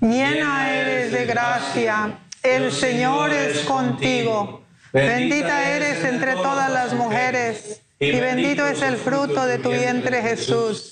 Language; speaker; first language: Spanish; native; Spanish